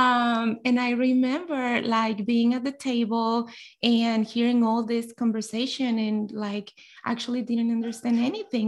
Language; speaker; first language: English; non-native, fluent; Spanish